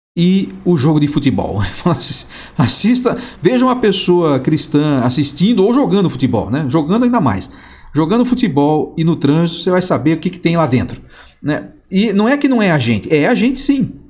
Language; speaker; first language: Portuguese; native; Portuguese